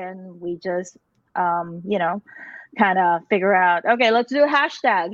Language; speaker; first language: English; non-native, local second language; Filipino